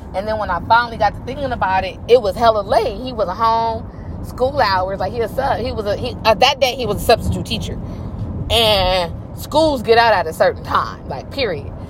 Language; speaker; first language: English; native; English